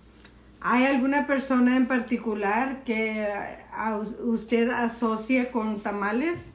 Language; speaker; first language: Spanish; early bilingual, heritage; Spanish